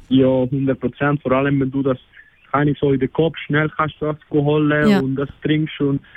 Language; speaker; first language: German; non-native, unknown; Spanish